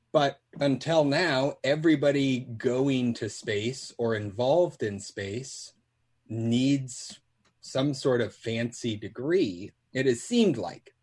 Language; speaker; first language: English; native; English